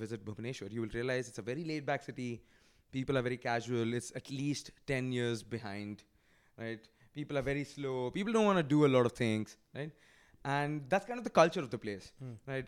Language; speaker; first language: English; non-native, local second language; Odia